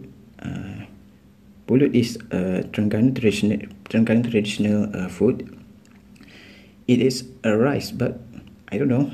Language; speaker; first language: English; non-native, local second language; Malay